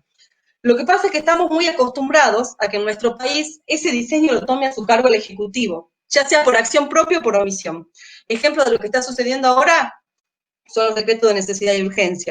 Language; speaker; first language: Spanish; native; Spanish